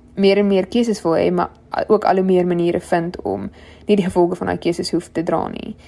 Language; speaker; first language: Afrikaans; native; Afrikaans